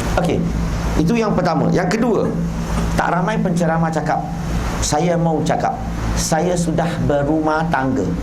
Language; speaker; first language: Malay; non-native, local second language; Chinese